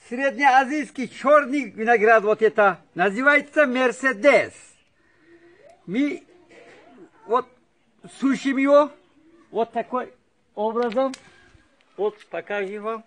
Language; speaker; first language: Russian; non-native, learner; Uzbek